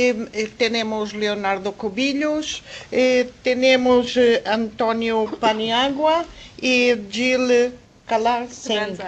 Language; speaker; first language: Spanish; non-native, fluent; Portuguese